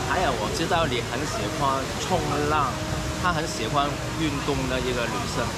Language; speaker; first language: Chinese; non-native, local second language; Cantonese